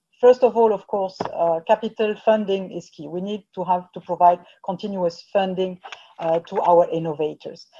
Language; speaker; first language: English; non-native, fluent; French